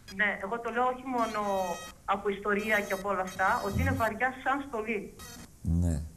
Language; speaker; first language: Greek; native; Greek